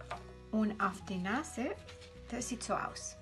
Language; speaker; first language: German; non-native, fluent; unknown